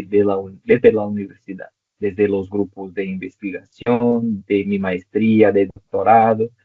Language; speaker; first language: Spanish; non-native, local second language; Portuguese